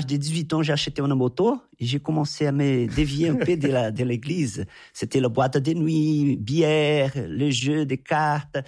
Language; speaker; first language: French; non-native, fluent; Portuguese